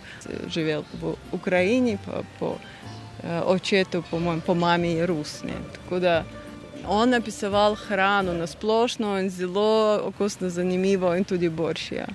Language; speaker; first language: Slovenian; non-native, fluent; Russian